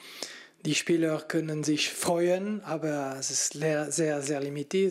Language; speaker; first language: German; non-native, fluent; French